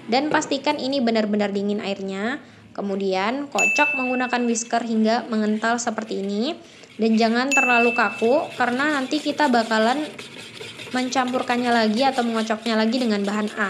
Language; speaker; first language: Indonesian; native; Indonesian